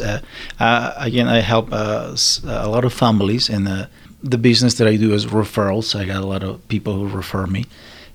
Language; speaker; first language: English; non-native, learner; Spanish